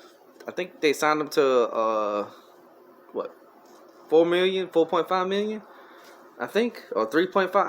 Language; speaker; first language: English; native; English